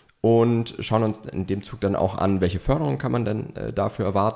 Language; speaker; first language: German; native; German